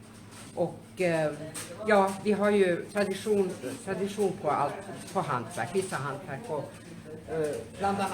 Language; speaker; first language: Swedish; native; Swedish